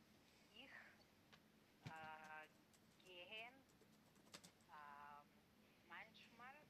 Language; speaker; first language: German; non-native, learner; Macedonian